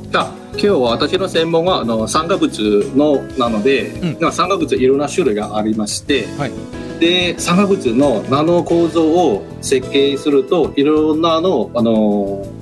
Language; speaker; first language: Japanese; non-native, fluent; Malay